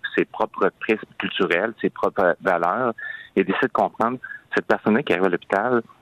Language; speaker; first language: French; native; French